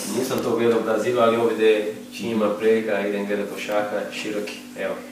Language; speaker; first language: Croatian; non-native, learner; Portuguese